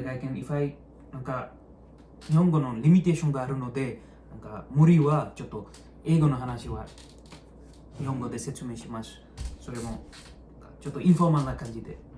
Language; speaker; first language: Japanese; non-native, learner; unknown